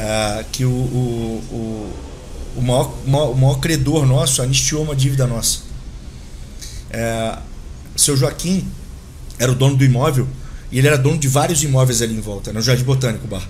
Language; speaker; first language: Portuguese; native; Portuguese